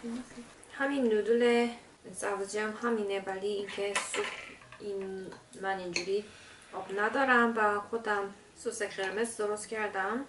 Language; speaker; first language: Persian; non-native, learner; Korean